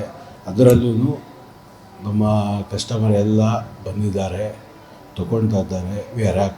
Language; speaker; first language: Kannada; non-native, local second language; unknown